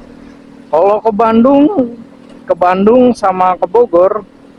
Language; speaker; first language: Indonesian; native; Indonesian